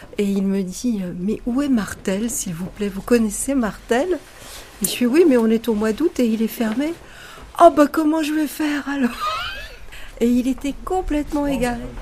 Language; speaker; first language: French; native; French